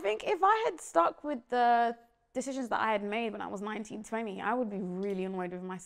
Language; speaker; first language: English; native; English